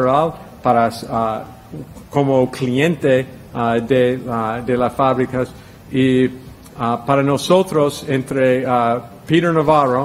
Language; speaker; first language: Spanish; non-native, fluent; English